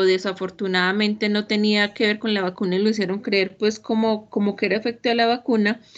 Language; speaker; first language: Spanish; native; Spanish